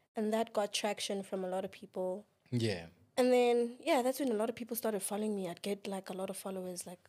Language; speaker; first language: English; non-native, local second language; Xhosa